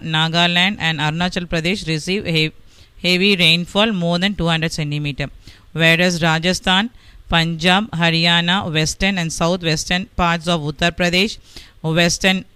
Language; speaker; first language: English; non-native, local second language; Tamil